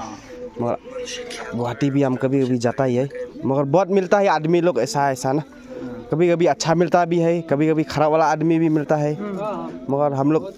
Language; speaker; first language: Hindi; non-native, local second language; Khasi